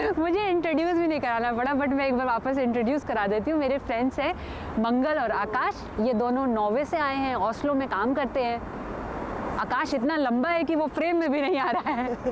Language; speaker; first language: Hindi; native; Hindi